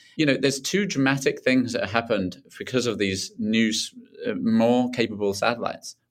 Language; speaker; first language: English; native; English